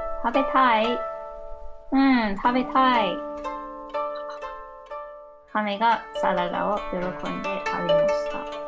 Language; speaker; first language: Japanese; non-native, learner; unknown